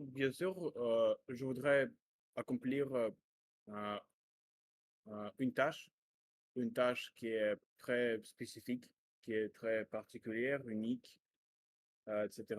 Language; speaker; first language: French; non-native, learner; Russian